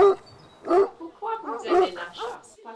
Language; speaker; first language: French; non-native, learner; English